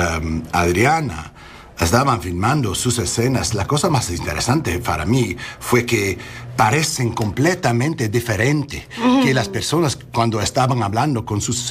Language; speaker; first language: Spanish; non-native, learner; English